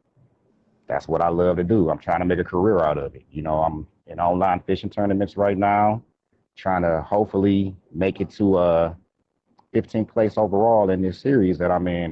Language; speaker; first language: English; native; English